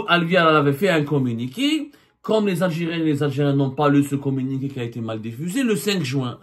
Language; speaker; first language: French; non-native, local second language; Arabic